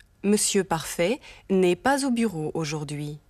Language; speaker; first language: French; non-native, fluent; German